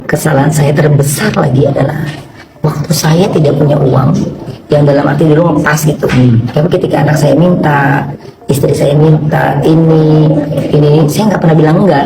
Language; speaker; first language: Indonesian; native; Indonesian